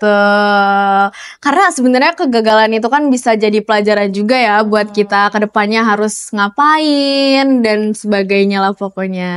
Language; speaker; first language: Indonesian; native; Indonesian